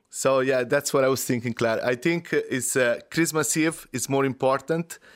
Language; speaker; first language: English; non-native, fluent; Italian